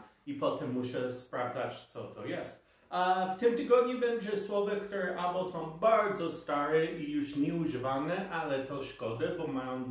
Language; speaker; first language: Polish; non-native, fluent; English